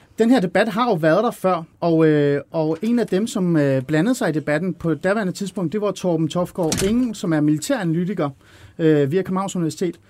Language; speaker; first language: Danish; early bilingual, other home language; Persian